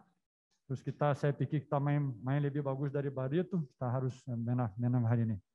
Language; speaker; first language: Indonesian; non-native, fluent; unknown